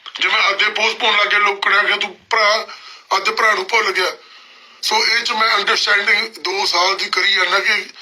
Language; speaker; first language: Punjabi; early bilingual, heritage; Punjabi